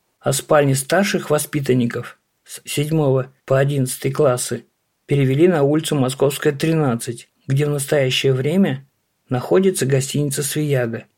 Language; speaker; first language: Russian; native; Russian